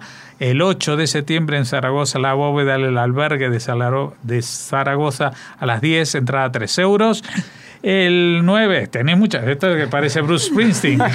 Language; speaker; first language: Spanish; native; Spanish